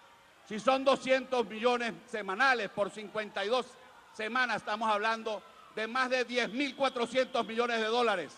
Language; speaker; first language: Spanish; native; Spanish